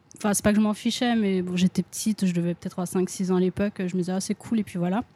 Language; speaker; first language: French; native; French